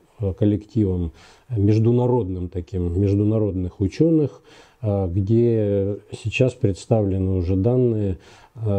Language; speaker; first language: Russian; native; Russian